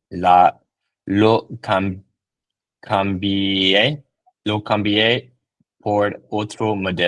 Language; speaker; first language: Spanish; non-native, learner; English